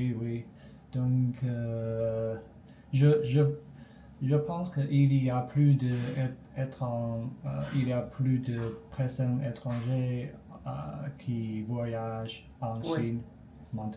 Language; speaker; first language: French; non-native, learner; Chinese